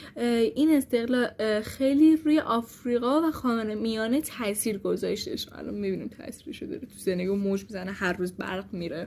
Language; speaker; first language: Persian; native; Persian